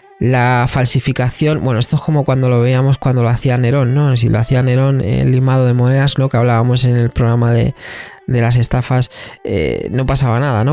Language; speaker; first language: Spanish; native; Spanish